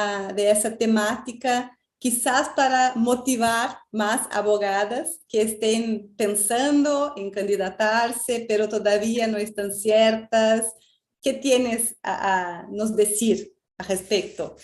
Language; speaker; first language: Spanish; non-native, fluent; Portuguese